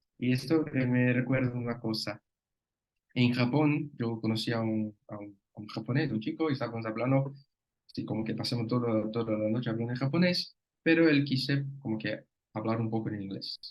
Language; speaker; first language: Spanish; non-native, fluent; Portuguese